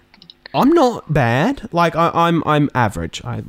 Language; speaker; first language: English; native; English